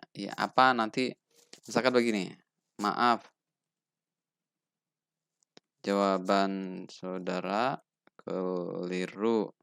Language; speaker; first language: Indonesian; native; Indonesian